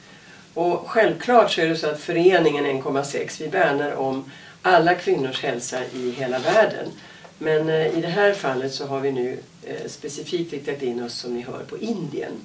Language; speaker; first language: Swedish; native; Swedish